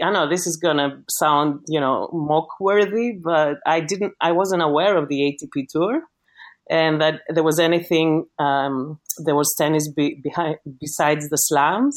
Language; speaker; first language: English; non-native, fluent; Greek